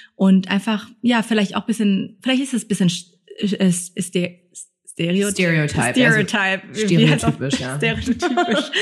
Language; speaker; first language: German; early bilingual, other home language; Thai